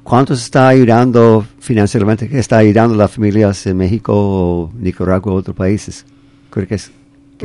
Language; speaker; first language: Spanish; non-native, fluent; English